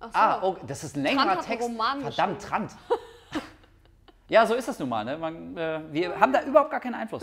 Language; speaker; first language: German; native; German